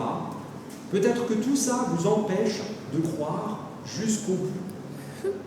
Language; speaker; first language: French; native; French